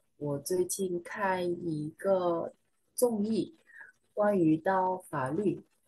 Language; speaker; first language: Chinese; non-native, learner; Vietnamese